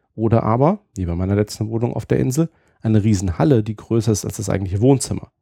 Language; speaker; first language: German; native; German